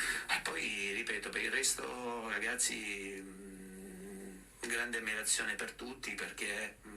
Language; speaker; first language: Italian; native; Italian